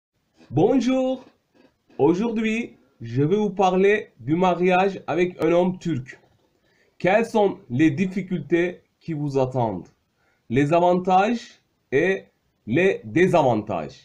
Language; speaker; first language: French; non-native, fluent; Turkish